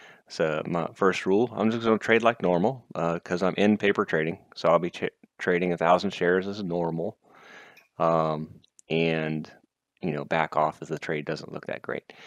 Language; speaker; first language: English; native; English